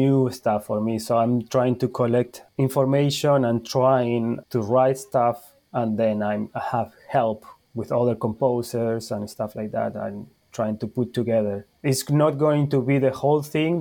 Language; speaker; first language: English; non-native, fluent; Spanish